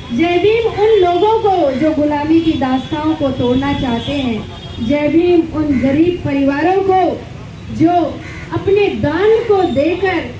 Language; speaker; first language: Hindi; non-native, local second language; Gujarati